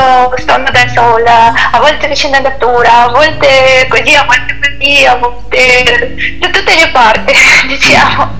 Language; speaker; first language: Italian; non-native, learner; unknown